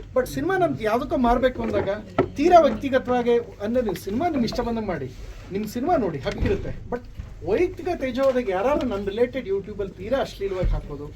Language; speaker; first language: Kannada; native; Kannada